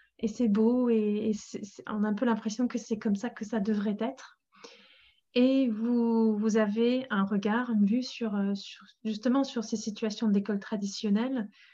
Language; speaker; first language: French; non-native, fluent; English